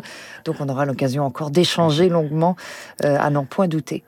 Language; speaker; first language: French; native; French